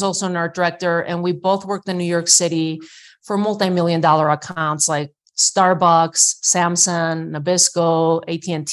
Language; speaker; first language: English; non-native, fluent; Spanish